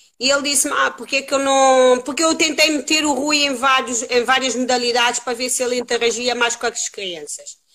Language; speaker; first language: Portuguese; non-native, local second language; Kabuverdianu